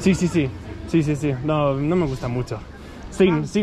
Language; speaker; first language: Spanish; non-native, learner; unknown